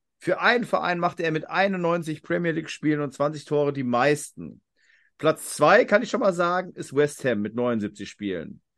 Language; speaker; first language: German; native; German